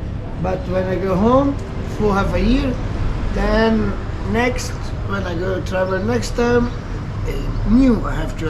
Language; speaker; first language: English; non-native, learner; Italian